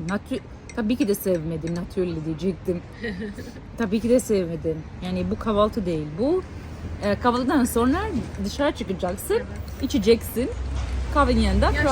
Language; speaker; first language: Turkish; non-native, fluent; Albanian